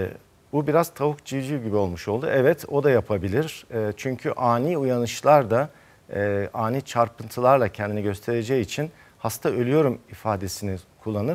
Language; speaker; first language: Turkish; native; Turkish